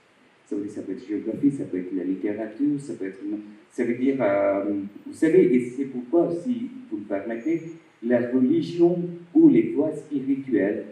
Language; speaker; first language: French; non-native, fluent; Bangla